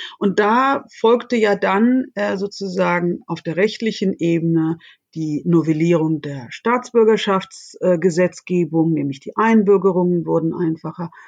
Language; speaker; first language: German; early bilingual, other home language; Turkish